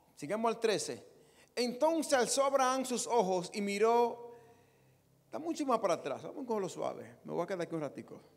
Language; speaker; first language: Spanish; native; Spanish